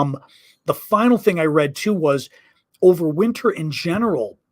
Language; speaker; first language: English; native; English